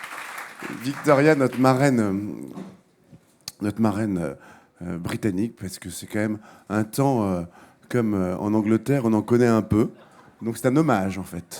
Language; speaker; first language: French; native; French